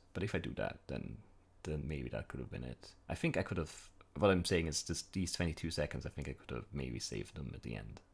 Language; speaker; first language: English; native; English